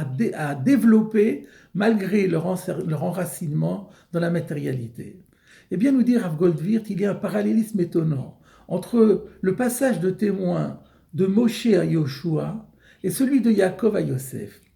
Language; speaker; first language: French; native; French